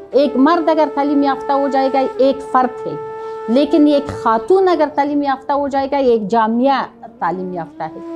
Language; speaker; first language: Urdu; non-native, fluent; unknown